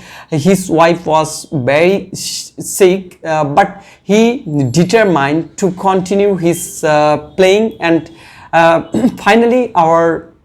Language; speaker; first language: English; non-native, learner; Bangla